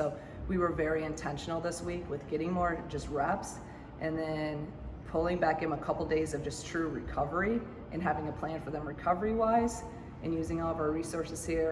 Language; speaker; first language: English; native; English